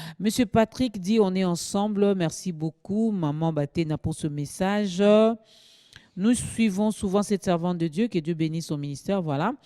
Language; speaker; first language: French; non-native, local second language; Lingala